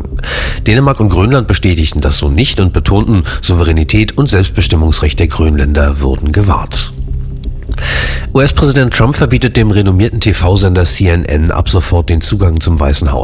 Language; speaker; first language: German; native; German